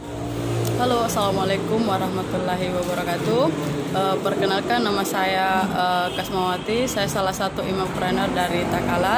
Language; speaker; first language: Indonesian; native; Indonesian